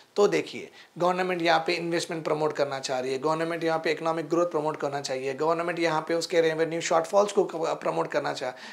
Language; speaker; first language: Hindi; non-native, local second language; Urdu